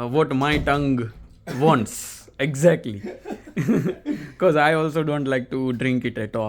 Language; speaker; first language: English; non-native, local second language; Gujarati